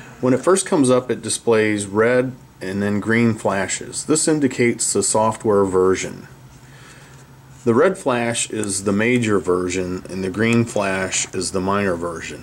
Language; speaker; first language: English; native; English